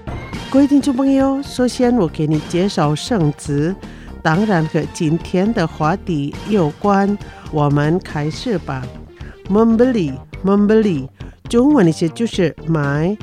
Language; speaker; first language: Chinese; early bilingual, heritage; Chinese